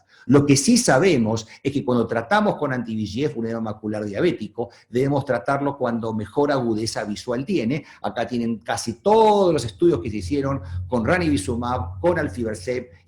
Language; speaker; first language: Spanish; native; Spanish